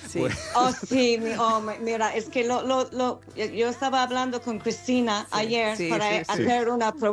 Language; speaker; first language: Spanish; non-native, fluent; English